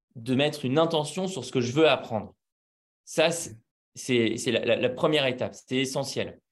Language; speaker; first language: French; native; French